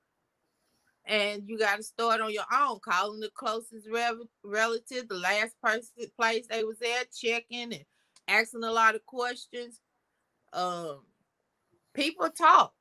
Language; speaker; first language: English; native; English